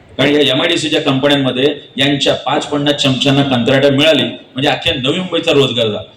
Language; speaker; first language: Marathi; native; Marathi